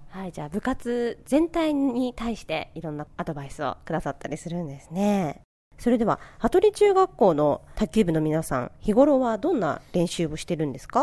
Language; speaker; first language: Japanese; native; Japanese